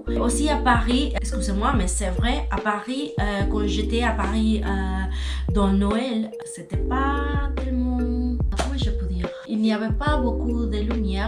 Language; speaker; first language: French; non-native, learner; Spanish